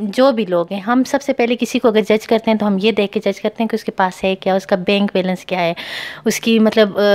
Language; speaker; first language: Urdu; non-native, local second language; Pashto